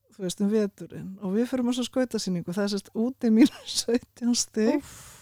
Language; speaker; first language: Icelandic; early bilingual, other home language; Russian